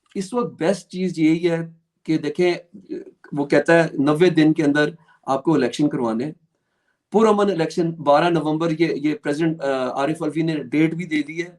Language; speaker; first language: Urdu; native; Urdu